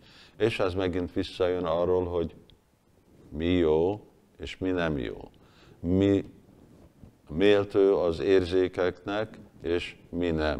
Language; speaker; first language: Hungarian; early bilingual, heritage; Hungarian